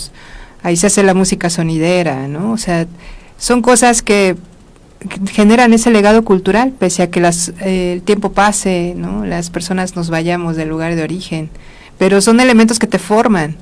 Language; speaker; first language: Spanish; native; Spanish